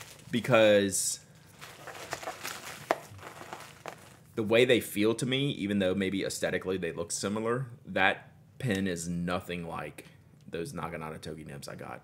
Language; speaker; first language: English; native; English